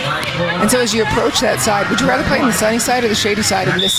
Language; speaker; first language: English; native; English